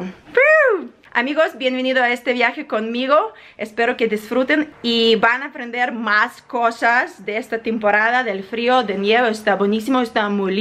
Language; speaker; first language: Spanish; non-native, learner; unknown